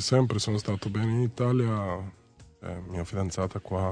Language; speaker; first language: Italian; non-native, fluent; Serbian